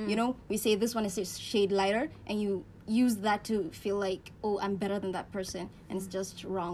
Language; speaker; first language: English; non-native, local second language; Hausa